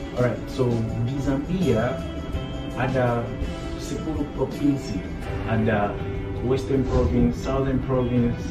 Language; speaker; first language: Indonesian; non-native, fluent; Nyanja